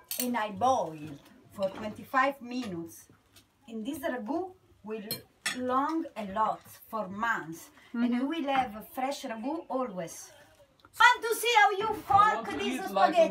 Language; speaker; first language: English; non-native, learner; Italian